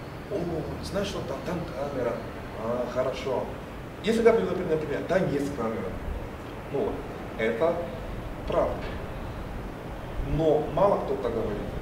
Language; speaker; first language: Russian; non-native, fluent; Portuguese